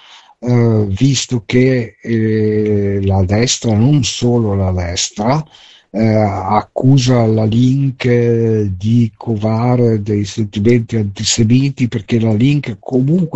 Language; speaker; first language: Italian; native; Italian